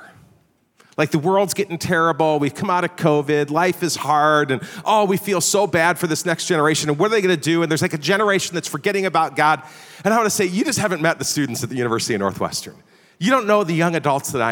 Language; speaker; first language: English; native; English